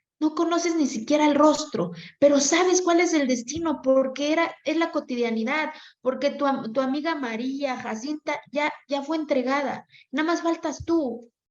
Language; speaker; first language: Spanish; non-native, local second language; Zapotec